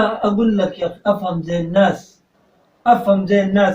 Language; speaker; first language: Arabic; native; Arabic